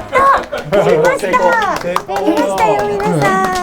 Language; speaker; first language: Japanese; native; Japanese